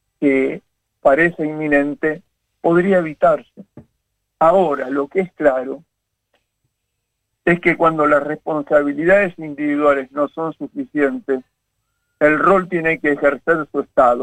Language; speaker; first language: Spanish; native; Spanish